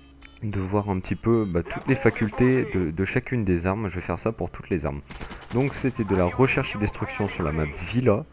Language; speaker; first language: French; native; French